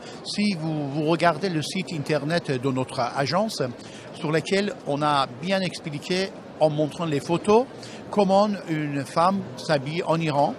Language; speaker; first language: French; non-native, fluent; Persian